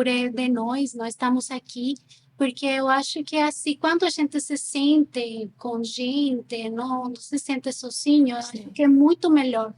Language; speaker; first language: Portuguese; non-native, fluent; Spanish